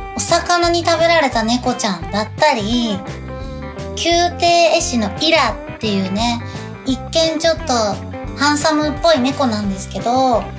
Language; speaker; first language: Japanese; native; Japanese